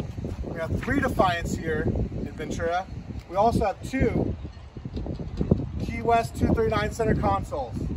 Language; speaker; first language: English; native; English